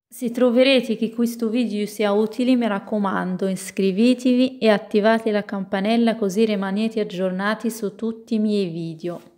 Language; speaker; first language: Italian; non-native, fluent; Arabic